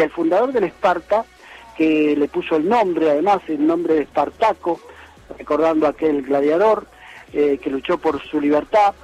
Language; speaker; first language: Spanish; native; Spanish